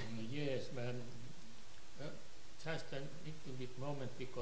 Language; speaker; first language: English; non-native, learner; Finnish